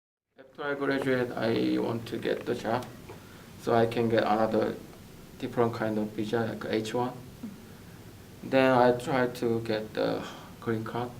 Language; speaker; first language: English; non-native, learner; Korean